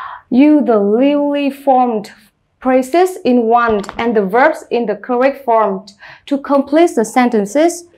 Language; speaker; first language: English; non-native, fluent; Vietnamese